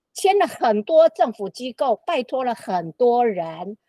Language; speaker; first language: Chinese; native; Chinese